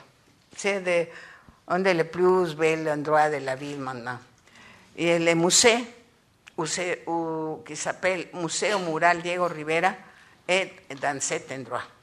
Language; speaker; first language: French; non-native, learner; Spanish